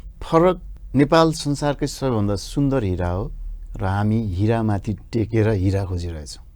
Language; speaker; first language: Nepali; native; Nepali